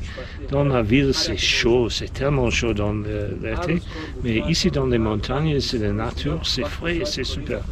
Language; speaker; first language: French; non-native, learner; Czech